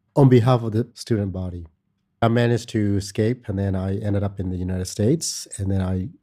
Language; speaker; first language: English; non-native, fluent; Burmese